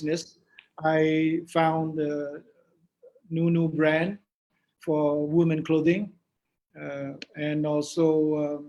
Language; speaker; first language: English; non-native, learner; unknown